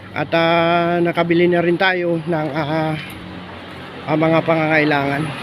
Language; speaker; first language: Filipino; non-native, local second language; Bikol